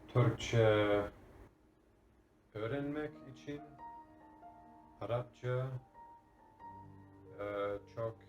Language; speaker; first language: Turkish; non-native, learner; English